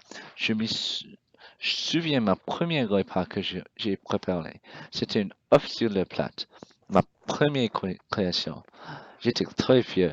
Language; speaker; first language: French; non-native, learner; English